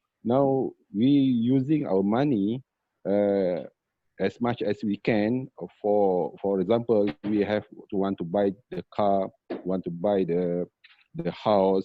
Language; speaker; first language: English; non-native, learner; Malay